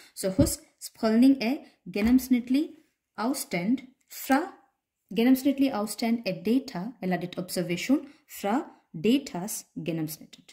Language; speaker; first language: Danish; non-native, fluent; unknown